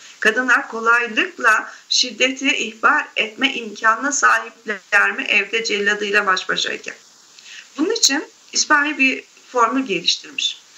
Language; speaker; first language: Turkish; native; Turkish